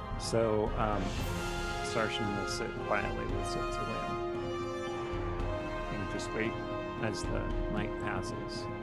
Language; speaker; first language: English; native; English